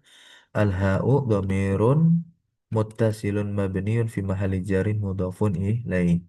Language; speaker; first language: Arabic; non-native, local second language; Indonesian